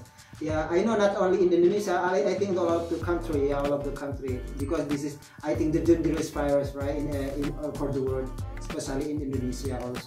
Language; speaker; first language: English; non-native, learner; Indonesian